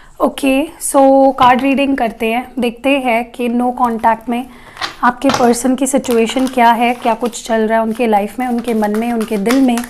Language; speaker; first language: Hindi; non-native, local second language; Marathi